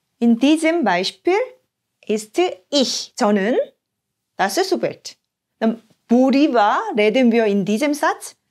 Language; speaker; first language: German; non-native, fluent; Korean